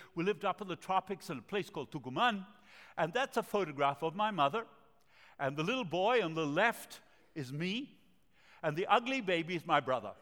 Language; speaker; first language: English; non-native, fluent; Spanish